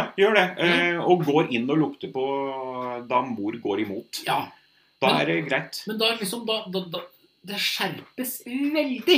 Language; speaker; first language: Norwegian; native; Norwegian